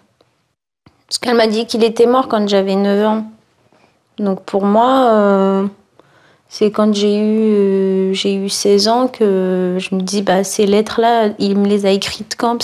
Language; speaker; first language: French; early bilingual, other home language; Arabic